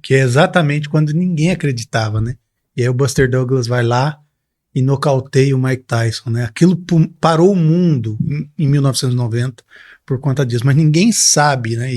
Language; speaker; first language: Portuguese; native; Portuguese